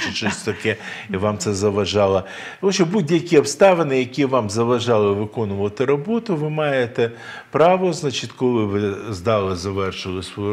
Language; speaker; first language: Ukrainian; native; Ukrainian